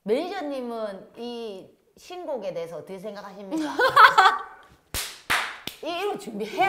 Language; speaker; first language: Korean; native; Korean